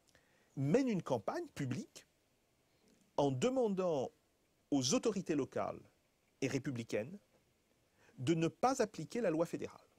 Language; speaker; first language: French; native; French